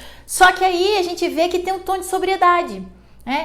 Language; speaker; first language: Portuguese; native; Portuguese